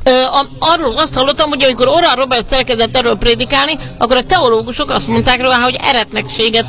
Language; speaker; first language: Hungarian; native; Hungarian